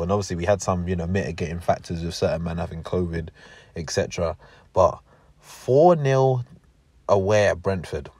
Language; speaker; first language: English; native; English